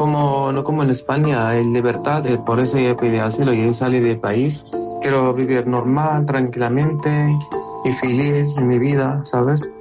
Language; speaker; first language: Spanish; non-native, learner; Arabic